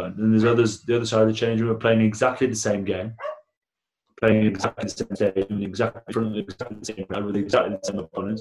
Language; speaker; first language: English; native; English